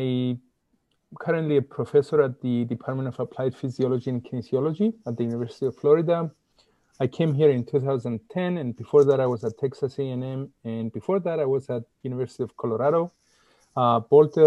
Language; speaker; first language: English; non-native, fluent; Greek